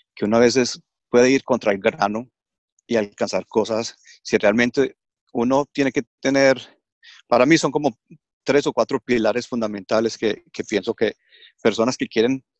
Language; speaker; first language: Spanish; early bilingual, heritage; English